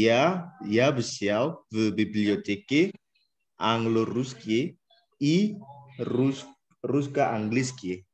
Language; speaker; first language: Russian; non-native, learner; Indonesian